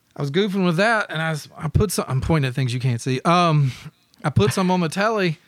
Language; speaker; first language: English; native; English